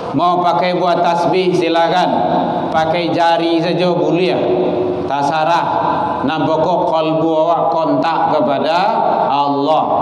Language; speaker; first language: Malay; non-native, local second language; Minangkabau